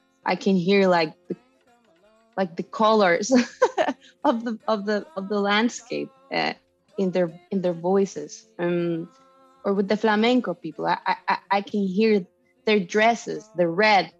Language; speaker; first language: English; non-native, learner; Spanish